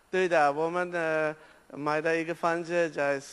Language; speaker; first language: Chinese; non-native, learner; Persian